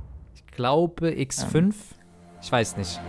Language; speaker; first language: German; native; German